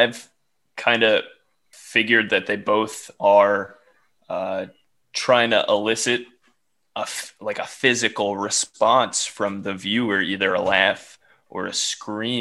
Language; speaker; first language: English; native; English